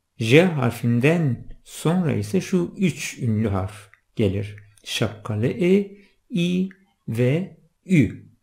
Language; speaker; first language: Turkish; non-native, local second language; Zaza